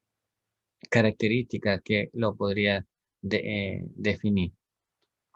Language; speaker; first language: Spanish; native; Spanish